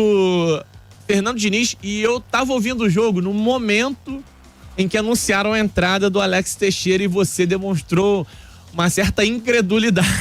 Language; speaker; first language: Portuguese; native; Portuguese